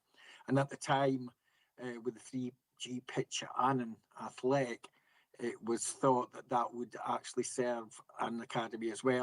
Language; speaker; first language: English; native; English